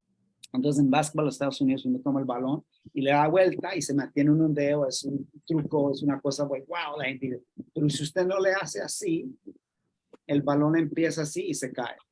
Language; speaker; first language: Spanish; non-native, fluent; English